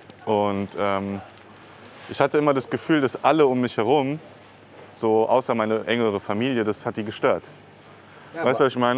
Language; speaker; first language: German; native; German